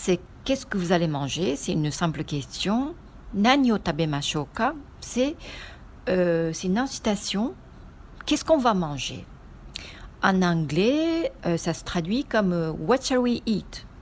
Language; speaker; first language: French; non-native, fluent; Japanese